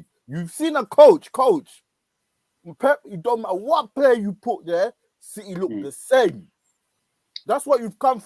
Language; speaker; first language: English; native; English